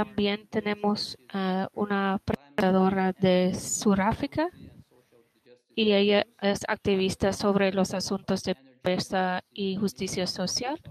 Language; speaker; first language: Spanish; non-native, fluent; Portuguese